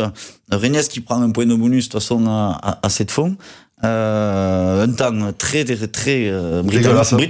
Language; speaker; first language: French; native; French